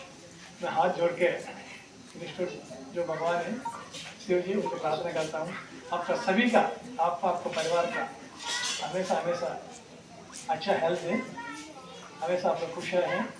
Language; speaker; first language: Hindi; non-native, local second language; Telugu